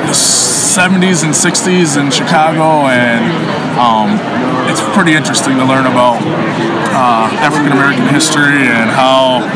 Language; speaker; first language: English; native; English